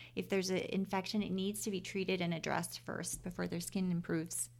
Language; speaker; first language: English; native; English